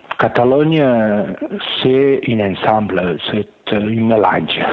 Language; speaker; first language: French; non-native, learner; Catalan